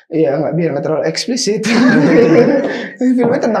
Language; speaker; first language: Indonesian; native; Indonesian